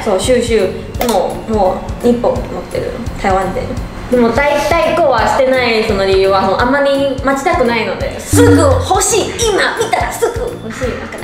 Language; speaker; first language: Japanese; non-native, fluent; Chinese